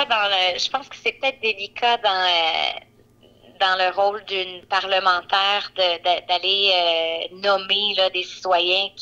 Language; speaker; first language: French; native; French